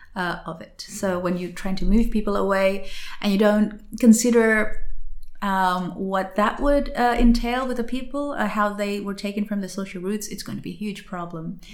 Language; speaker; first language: English; non-native, fluent; Indonesian